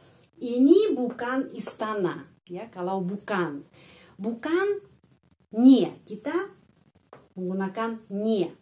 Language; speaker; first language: Indonesian; non-native, fluent; Russian